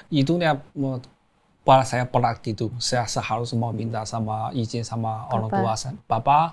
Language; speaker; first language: Indonesian; non-native, learner; Chinese